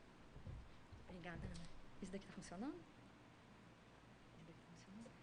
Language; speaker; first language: Portuguese; native; Portuguese